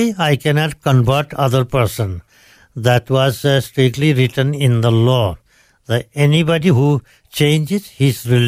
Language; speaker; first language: English; non-native, local second language; Nepali